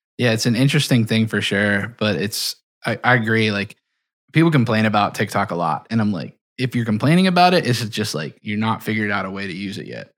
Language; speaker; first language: English; native; English